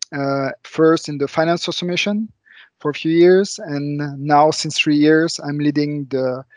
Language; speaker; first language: English; non-native, fluent; French